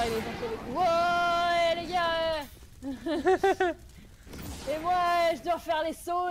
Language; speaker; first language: French; native; French